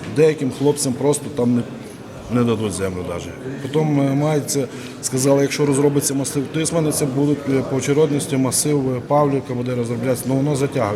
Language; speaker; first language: Ukrainian; native; Ukrainian